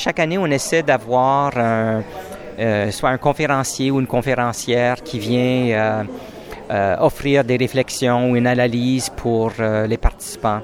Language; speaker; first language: French; native; French